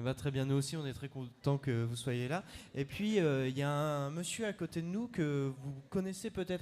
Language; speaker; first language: French; native; French